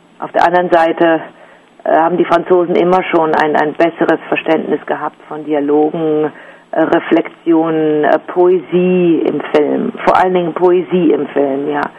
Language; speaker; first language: German; native; German